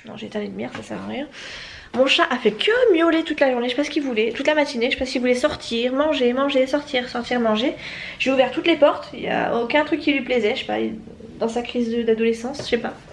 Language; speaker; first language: French; native; French